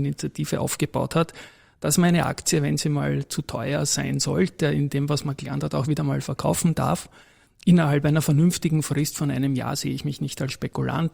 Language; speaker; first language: German; native; German